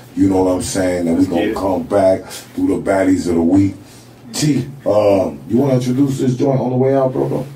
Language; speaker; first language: English; native; English